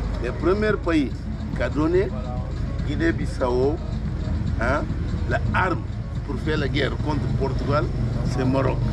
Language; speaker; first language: French; non-native, learner; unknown